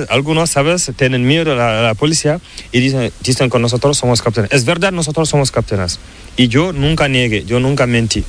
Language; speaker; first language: Spanish; non-native, learner; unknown